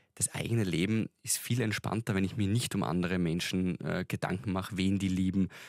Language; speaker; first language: German; native; German